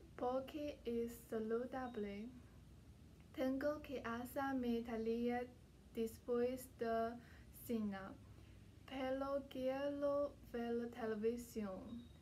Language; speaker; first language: Spanish; non-native, learner; Chinese